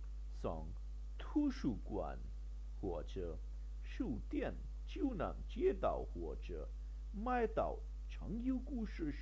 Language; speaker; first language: Chinese; non-native, learner; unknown